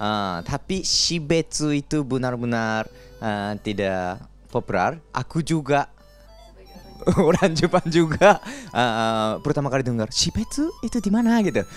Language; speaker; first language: Indonesian; non-native, fluent; Japanese